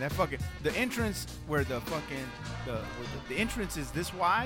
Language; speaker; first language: English; early bilingual, other home language; Spanish